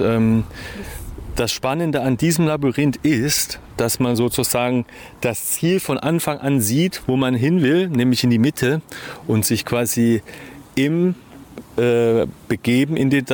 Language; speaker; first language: German; native; German